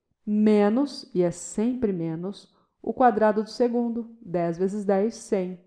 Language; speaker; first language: Portuguese; native; Portuguese